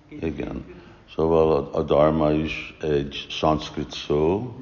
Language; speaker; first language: Hungarian; non-native, fluent; English